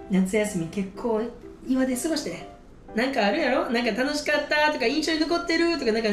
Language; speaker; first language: Japanese; native; Japanese